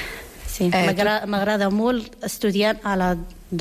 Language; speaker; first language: Catalan; non-native, learner; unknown